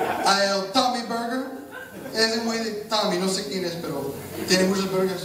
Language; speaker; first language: Spanish; non-native, fluent; English